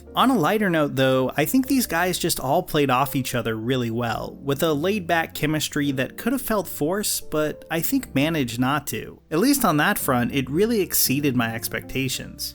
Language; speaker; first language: English; native; English